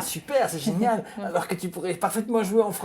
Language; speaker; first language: French; native; French